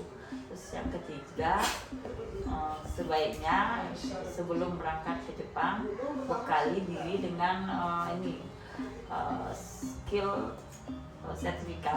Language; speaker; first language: Indonesian; non-native, local second language; Balinese